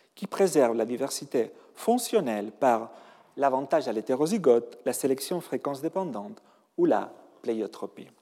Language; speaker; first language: French; non-native, fluent; Spanish